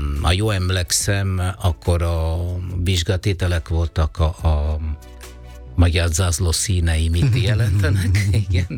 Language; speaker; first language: Hungarian; non-native, fluent; Italian